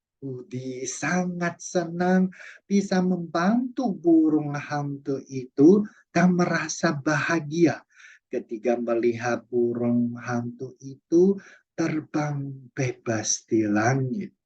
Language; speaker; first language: Indonesian; non-native, fluent; Chinese